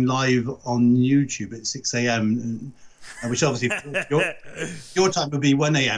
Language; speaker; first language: English; native; English